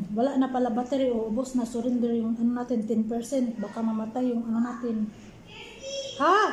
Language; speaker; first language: Filipino; non-native, local second language; Cebuano